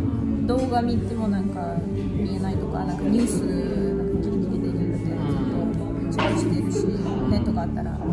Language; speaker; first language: Japanese; non-native, fluent; Russian